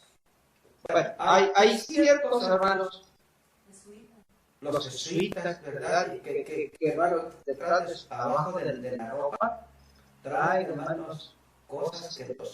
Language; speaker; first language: Spanish; native; Spanish